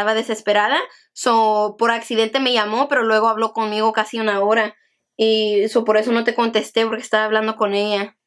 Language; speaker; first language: Spanish; early bilingual, heritage; Spanish